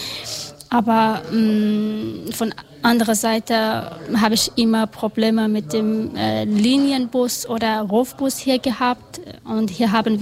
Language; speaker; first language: German; non-native, learner; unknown